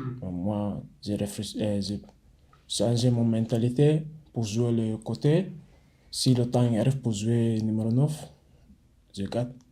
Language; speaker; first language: French; non-native, learner; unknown